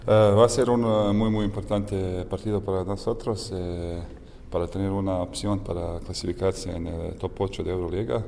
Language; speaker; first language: Spanish; non-native, fluent; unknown